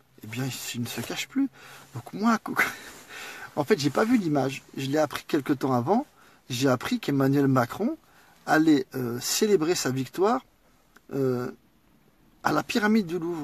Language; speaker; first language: French; native; French